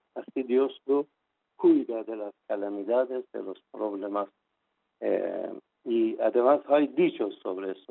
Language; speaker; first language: Spanish; non-native, fluent; Persian